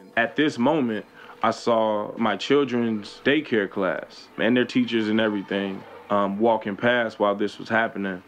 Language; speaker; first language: English; native; English